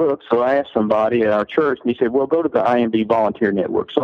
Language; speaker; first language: English; native; English